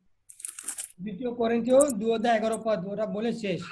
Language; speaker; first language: Bangla; non-native, local second language; Hindi